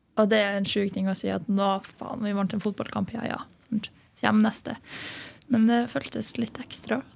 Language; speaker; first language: Norwegian; early bilingual, other home language; Lithuanian